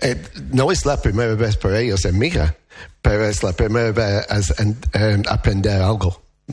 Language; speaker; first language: Spanish; non-native, learner; English